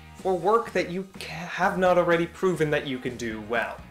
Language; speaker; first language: English; native; English